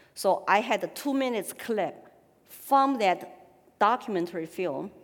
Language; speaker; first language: English; non-native, fluent; Chinese